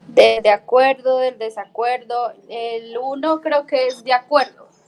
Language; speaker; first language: Spanish; native; Spanish